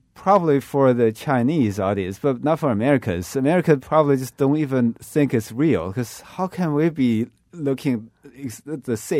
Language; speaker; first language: English; non-native, fluent; Chinese